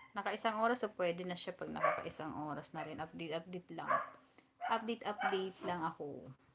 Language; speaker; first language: Filipino; non-native, local second language; Waray